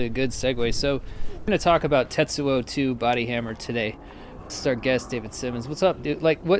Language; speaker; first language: English; native; English